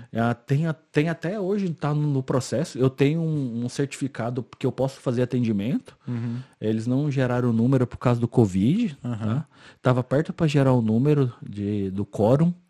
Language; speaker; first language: Portuguese; native; Portuguese